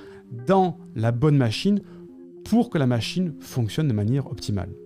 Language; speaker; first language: French; native; French